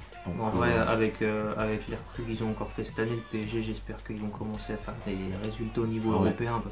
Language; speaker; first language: French; native; French